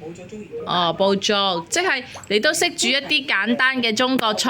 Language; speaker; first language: Chinese; native; Chinese